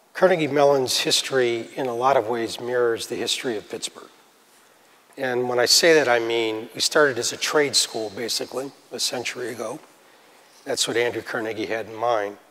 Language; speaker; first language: English; native; English